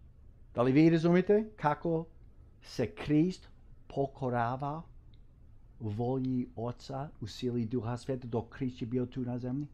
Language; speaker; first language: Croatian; early bilingual, heritage; English